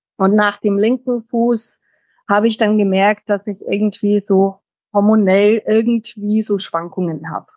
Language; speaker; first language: German; early bilingual, heritage; German